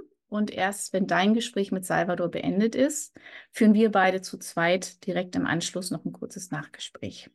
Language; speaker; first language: German; native; German